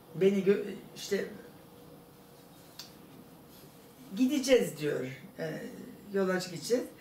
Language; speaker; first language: Turkish; non-native, fluent; German